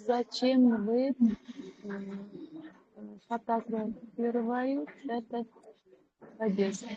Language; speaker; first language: Russian; non-native, learner; Uzbek